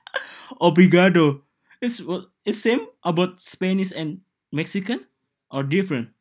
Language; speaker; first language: English; non-native, learner; Indonesian